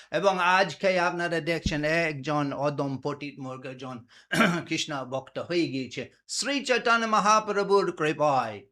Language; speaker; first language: Bangla; non-native, fluent; English